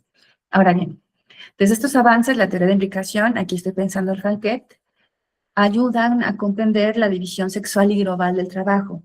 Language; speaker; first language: Spanish; native; Spanish